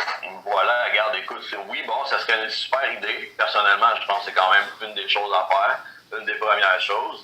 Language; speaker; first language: French; native; French